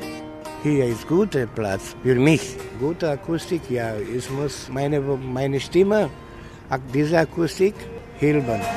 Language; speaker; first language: German; non-native, learner; Romanian